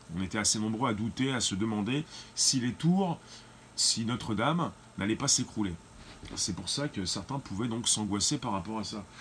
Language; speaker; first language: French; native; French